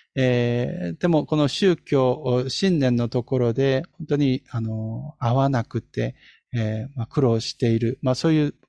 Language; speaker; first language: Japanese; non-native, fluent; Korean